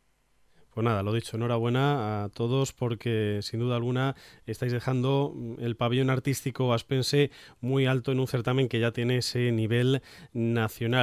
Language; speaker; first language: Spanish; native; Spanish